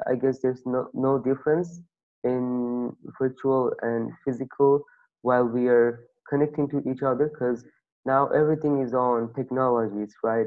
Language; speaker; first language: English; non-native, local second language; Bangla